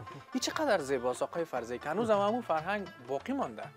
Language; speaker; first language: Persian; native; Persian